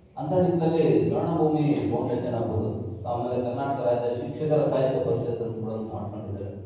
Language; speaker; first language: Kannada; native; Kannada